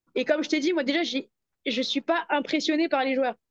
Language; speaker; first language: French; native; French